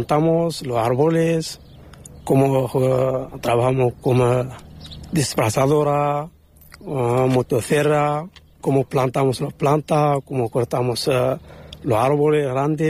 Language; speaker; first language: Spanish; non-native, learner; Arabic